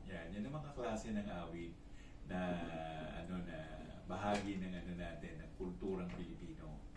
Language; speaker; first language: Filipino; native; Filipino